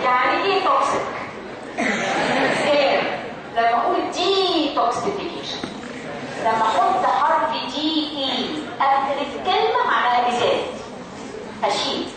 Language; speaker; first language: Arabic; native; Arabic